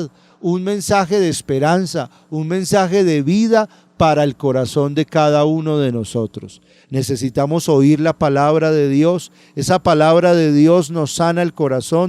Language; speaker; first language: Spanish; native; Spanish